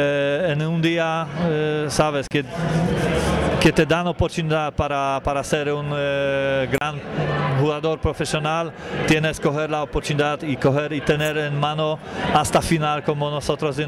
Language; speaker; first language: Spanish; non-native, learner; Polish